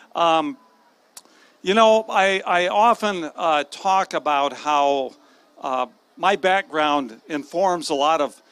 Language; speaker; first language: English; native; English